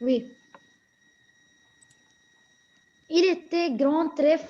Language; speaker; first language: French; non-native, learner; Arabic